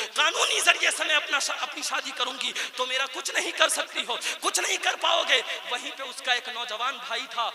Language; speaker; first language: Urdu; native; Urdu